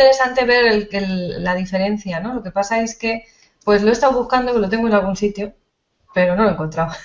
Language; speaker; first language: Spanish; native; Spanish